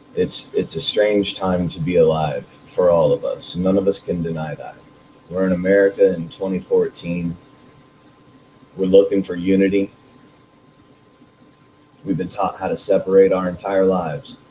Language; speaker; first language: English; native; English